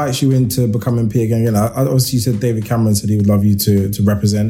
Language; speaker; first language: English; native; English